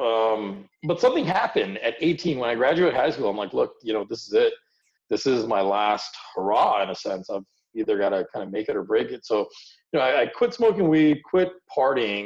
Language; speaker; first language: English; early bilingual, other home language; Hindi